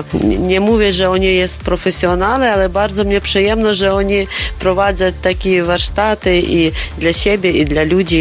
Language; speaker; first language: Polish; non-native, learner; Ukrainian